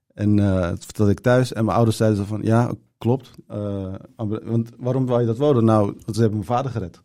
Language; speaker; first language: Dutch; early bilingual, other home language; Turkish